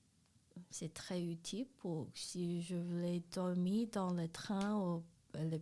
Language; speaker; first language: French; non-native, learner; Chinese